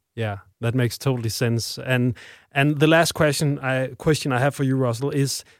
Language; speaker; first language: English; non-native, fluent; Danish